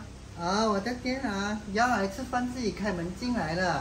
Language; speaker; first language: Chinese; non-native, local second language; Min Nan Chinese